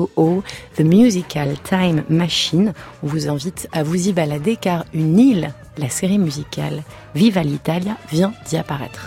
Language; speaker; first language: French; native; French